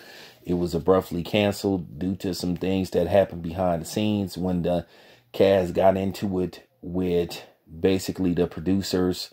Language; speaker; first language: English; native; English